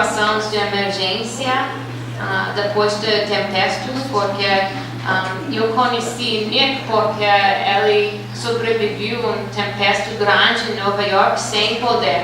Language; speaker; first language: Portuguese; non-native, fluent; English